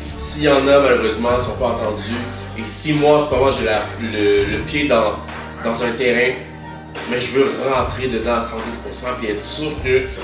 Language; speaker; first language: French; early bilingual, other home language; Haitian Creole